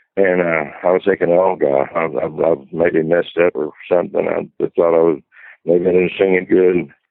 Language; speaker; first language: English; native; English